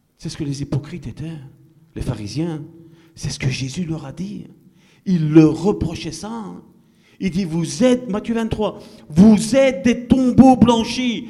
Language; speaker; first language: French; non-native, fluent; Italian